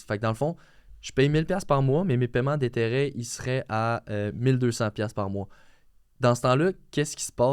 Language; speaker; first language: French; native; French